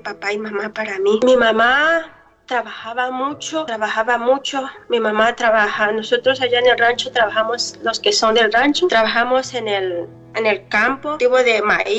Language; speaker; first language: Spanish; non-native, local second language; Mixtepec Mixtec